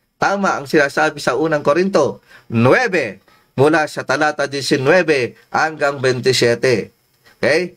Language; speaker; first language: Filipino; non-native, local second language; Iloko